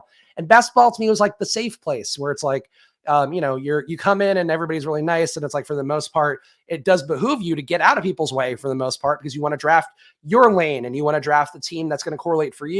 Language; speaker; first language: English; native; English